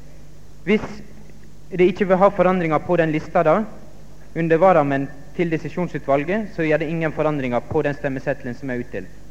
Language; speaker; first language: Norwegian; native; Norwegian